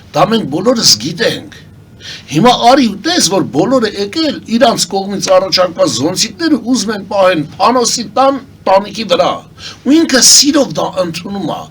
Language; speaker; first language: Armenian; non-native, local second language; Kurdish